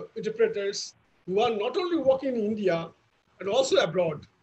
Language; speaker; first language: English; non-native, local second language; Bangla